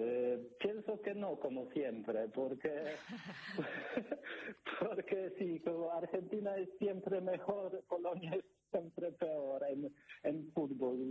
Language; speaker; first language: Spanish; non-native, learner; Polish